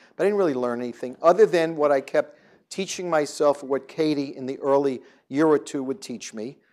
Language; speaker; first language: English; native; English